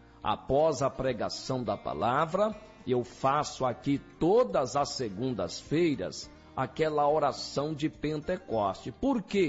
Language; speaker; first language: Portuguese; native; Portuguese